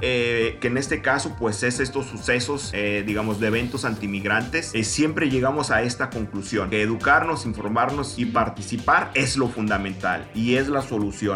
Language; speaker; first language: Spanish; native; Spanish